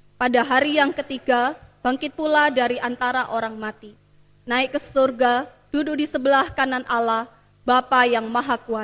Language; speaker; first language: Indonesian; native; Indonesian